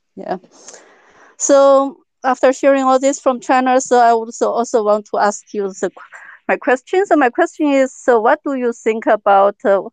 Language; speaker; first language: English; non-native, fluent; Chinese